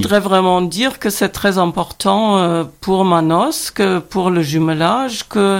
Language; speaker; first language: French; non-native, fluent; German